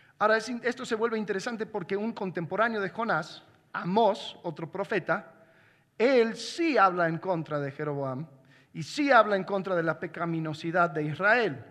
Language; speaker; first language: Spanish; non-native, fluent; English